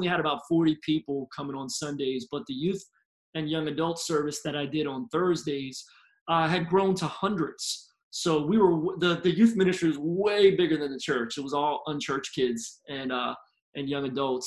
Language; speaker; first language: English; native; English